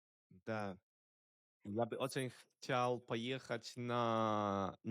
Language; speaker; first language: Russian; non-native, learner; Polish